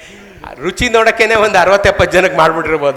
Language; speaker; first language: Kannada; native; Kannada